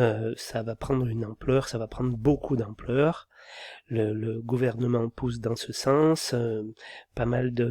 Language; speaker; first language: French; native; French